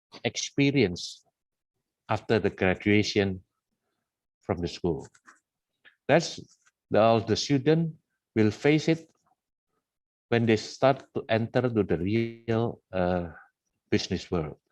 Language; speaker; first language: English; non-native, fluent; Indonesian